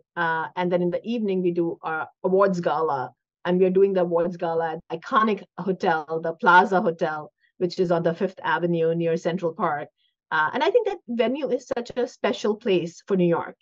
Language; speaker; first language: English; non-native, local second language; Hindi